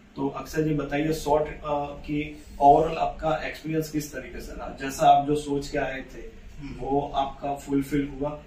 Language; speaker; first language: Hindi; native; Hindi